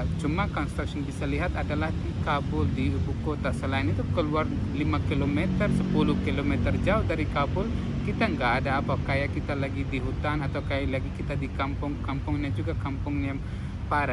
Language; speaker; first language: Indonesian; non-native, fluent; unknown